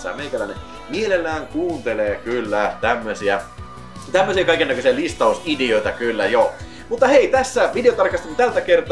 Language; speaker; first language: Finnish; native; Finnish